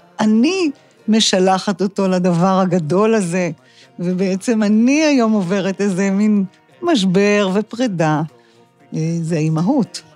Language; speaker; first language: Hebrew; native; Hebrew